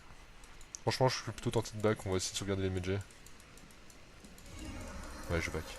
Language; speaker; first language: French; native; French